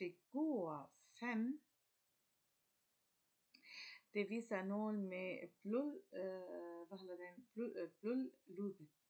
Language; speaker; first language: Danish; non-native, learner; Arabic